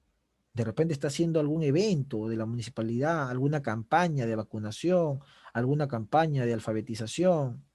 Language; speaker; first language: Spanish; native; Spanish